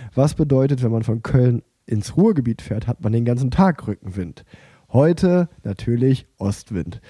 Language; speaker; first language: German; native; German